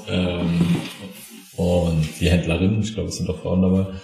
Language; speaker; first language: German; native; German